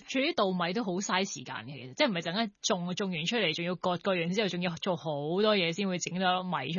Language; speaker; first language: Cantonese; native; Cantonese